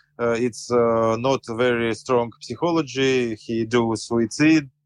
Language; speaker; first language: English; non-native, learner; Russian